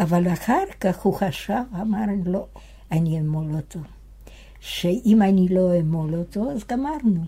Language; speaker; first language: Hebrew; non-native, fluent; Yiddish